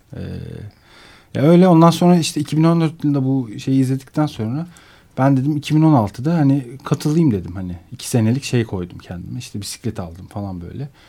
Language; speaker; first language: Turkish; native; Turkish